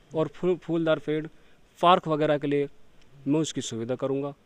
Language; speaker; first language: Hindi; native; Hindi